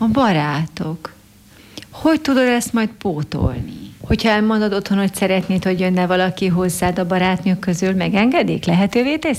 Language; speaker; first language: Hungarian; native; Hungarian